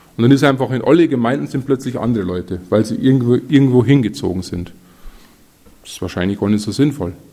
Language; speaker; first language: German; native; German